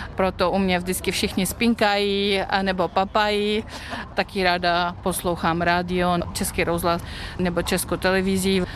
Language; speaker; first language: Czech; non-native, fluent; Belarusian